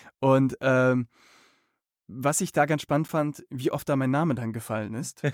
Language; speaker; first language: German; native; German